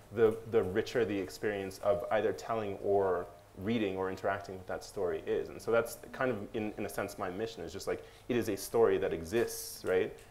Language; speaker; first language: English; native; English